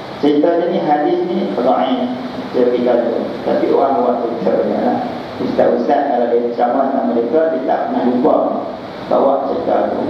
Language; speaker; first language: Malay; native; Malay